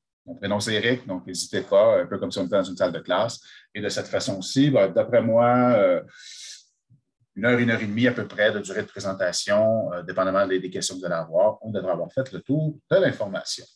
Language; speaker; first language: French; native; French